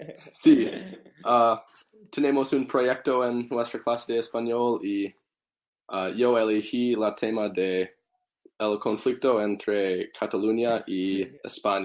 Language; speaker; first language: Spanish; non-native, learner; English